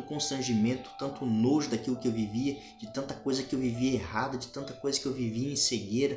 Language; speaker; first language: Portuguese; native; Portuguese